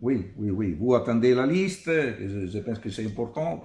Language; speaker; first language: French; non-native, learner; Italian